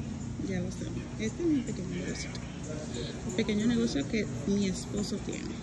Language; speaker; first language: Spanish; early bilingual, heritage; Spanish